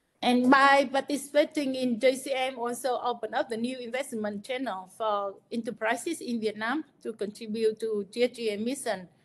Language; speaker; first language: English; non-native, fluent; Vietnamese